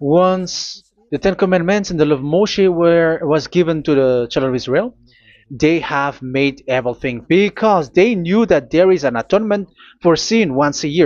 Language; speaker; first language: English; non-native, fluent; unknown